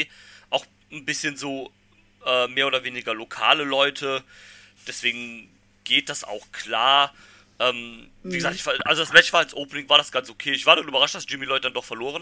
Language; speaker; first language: German; native; German